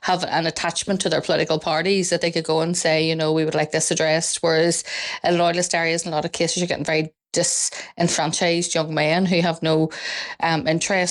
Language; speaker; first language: English; native; English